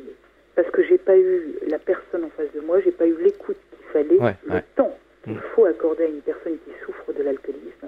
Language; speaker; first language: French; native; French